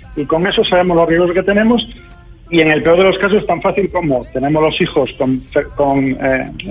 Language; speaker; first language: Spanish; native; Spanish